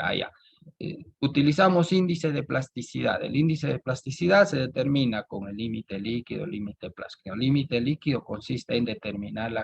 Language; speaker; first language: Spanish; native; Spanish